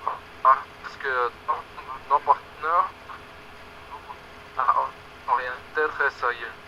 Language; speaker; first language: French; non-native, learner; Russian